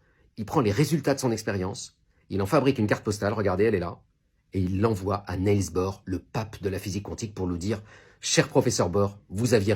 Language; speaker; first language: French; native; French